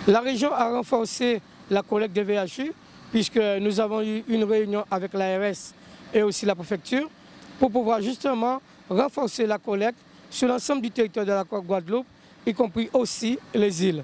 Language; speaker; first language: French; native; French